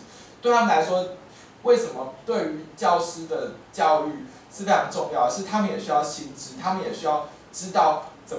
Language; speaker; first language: Chinese; native; Chinese